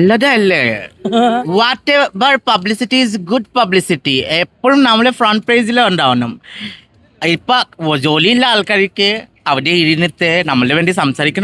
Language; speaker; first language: Malayalam; non-native, fluent; Assamese